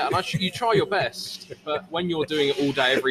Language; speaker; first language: English; native; English